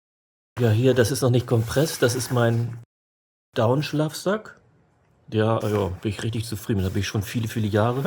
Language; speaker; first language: German; native; German